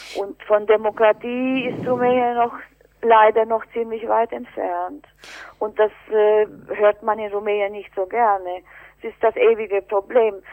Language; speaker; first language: German; native; German